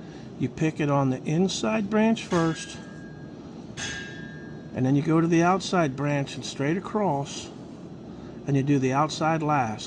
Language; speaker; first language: English; native; English